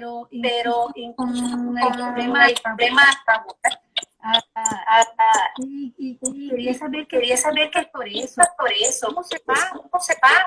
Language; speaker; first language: Spanish; non-native, learner; Portuguese